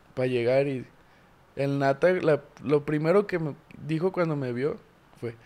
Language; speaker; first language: Spanish; native; Spanish